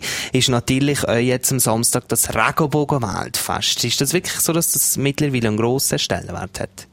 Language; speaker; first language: German; native; German